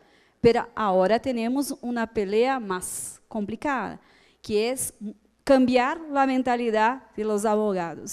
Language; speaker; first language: Spanish; non-native, fluent; Portuguese